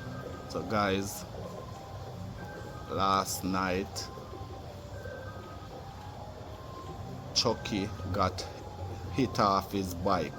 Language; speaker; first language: English; native; English